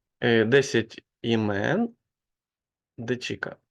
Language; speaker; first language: Spanish; non-native, learner; Ukrainian